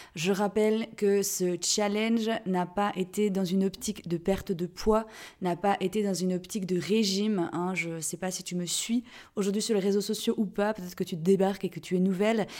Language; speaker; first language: French; native; French